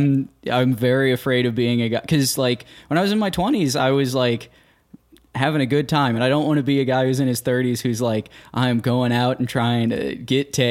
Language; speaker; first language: English; native; English